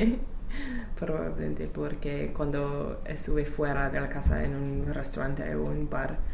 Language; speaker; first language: Spanish; non-native, learner; English